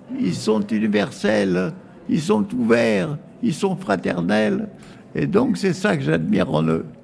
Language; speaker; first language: French; native; French